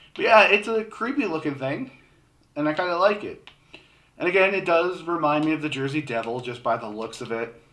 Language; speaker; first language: English; native; English